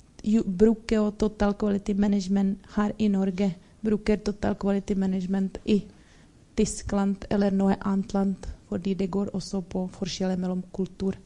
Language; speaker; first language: Norwegian; non-native, learner; Czech